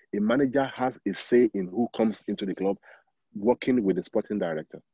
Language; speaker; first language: English; non-native, local second language; Yoruba